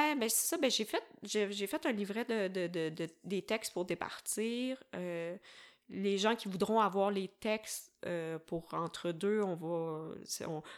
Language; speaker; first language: French; native; French